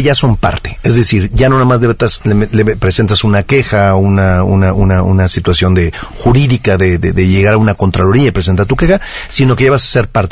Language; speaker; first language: Spanish; native; Spanish